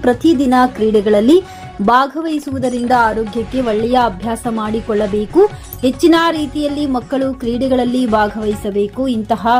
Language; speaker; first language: Kannada; native; Kannada